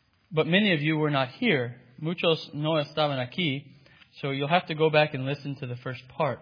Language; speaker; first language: English; native; English